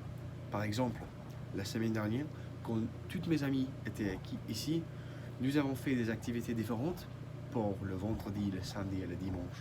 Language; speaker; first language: French; non-native, learner; English